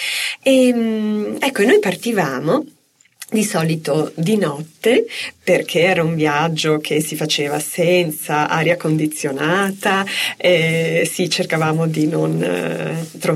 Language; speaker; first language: Italian; native; Italian